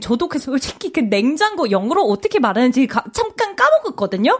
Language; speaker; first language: Korean; non-native, fluent; English